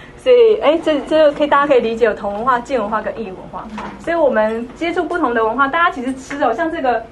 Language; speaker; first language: Chinese; native; Chinese